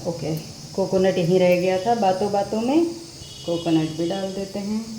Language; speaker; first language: Hindi; native; Hindi